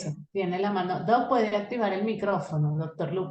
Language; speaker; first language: Spanish; native; Spanish